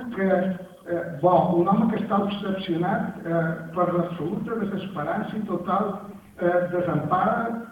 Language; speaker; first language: Catalan; native; Catalan